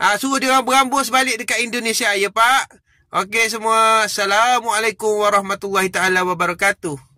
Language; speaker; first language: Malay; native; Malay